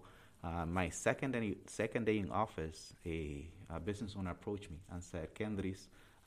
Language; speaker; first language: English; non-native, fluent; Spanish